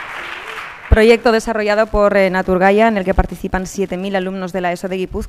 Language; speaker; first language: Spanish; native; Spanish